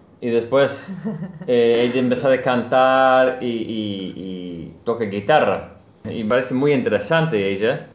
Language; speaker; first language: Spanish; non-native, learner; English